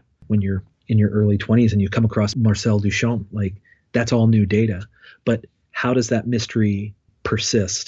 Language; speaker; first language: English; native; English